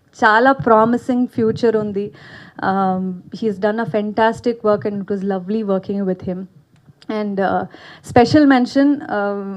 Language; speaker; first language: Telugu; non-native, learner; Kannada